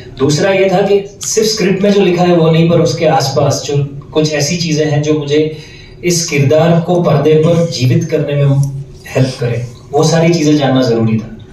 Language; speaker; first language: Hindi; non-native, local second language; Gujarati